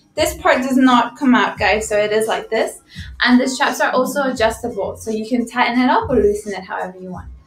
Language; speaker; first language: English; early bilingual, other home language; Portuguese